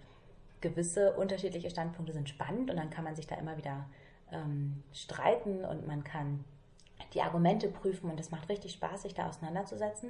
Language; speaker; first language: German; native; German